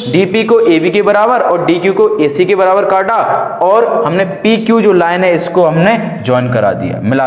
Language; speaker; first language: Hindi; native; Hindi